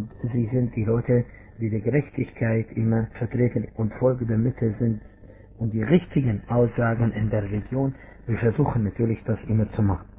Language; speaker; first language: German; non-native, fluent; Arabic